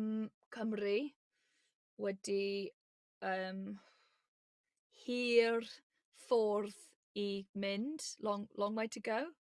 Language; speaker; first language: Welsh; non-native, learner; English